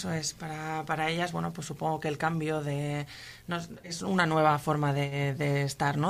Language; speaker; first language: Spanish; native; Spanish